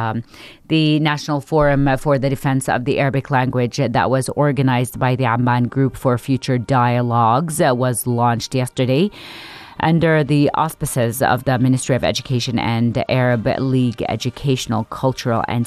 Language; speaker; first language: English; non-native, fluent; Arabic